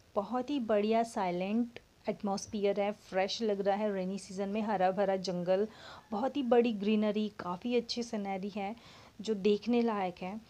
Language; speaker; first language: Hindi; non-native, local second language; Marathi